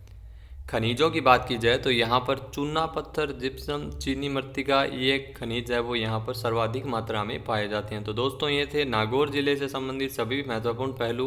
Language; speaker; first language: Hindi; native; Hindi